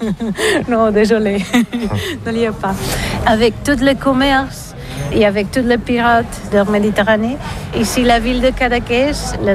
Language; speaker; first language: French; non-native, learner; Catalan